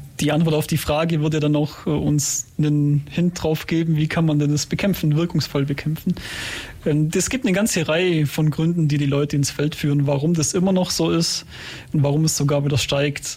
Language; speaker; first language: German; native; German